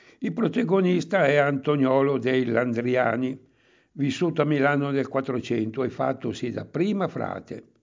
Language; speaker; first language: Italian; native; Italian